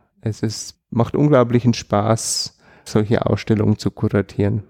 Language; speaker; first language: German; native; German